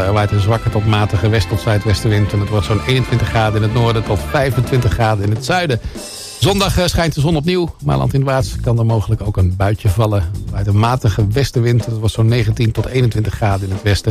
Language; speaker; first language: Dutch; native; Dutch